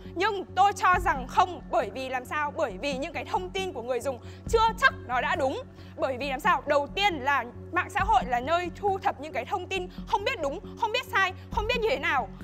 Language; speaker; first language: Vietnamese; native; Vietnamese